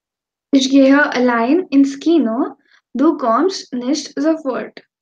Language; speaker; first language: German; non-native, fluent; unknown